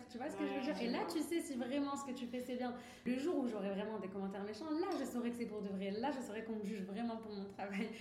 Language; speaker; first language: French; non-native, local second language; Arabic